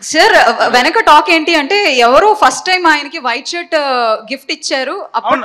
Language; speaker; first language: Telugu; native; Telugu